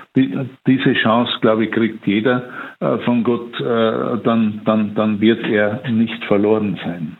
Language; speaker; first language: German; native; German